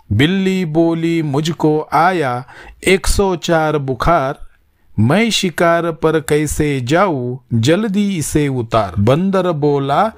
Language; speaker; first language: Hindi; non-native, local second language; Marathi